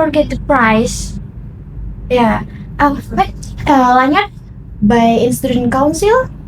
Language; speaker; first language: English; non-native, learner; Indonesian